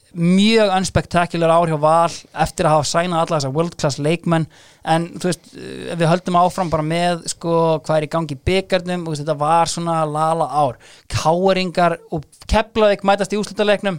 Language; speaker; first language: Icelandic; native; Icelandic